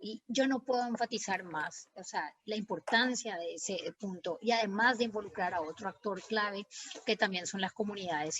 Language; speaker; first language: Spanish; native; Spanish